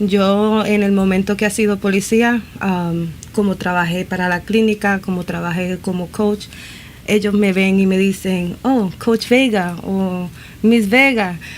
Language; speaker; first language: Spanish; early bilingual, other home language; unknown